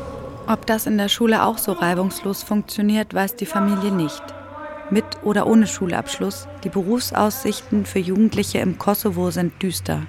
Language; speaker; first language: German; native; German